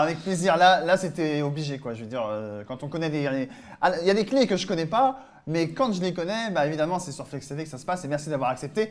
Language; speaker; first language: French; native; French